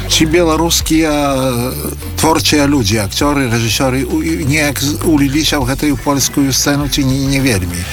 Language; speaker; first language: Belarusian; native; Belarusian